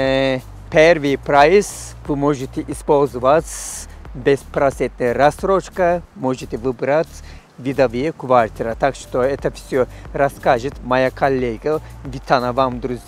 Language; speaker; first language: Russian; non-native, fluent; Turkish